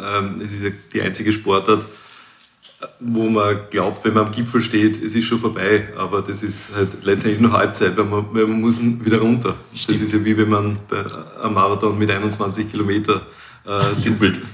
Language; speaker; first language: German; native; German